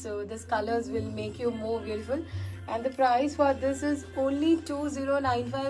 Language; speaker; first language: English; non-native, local second language; Hindi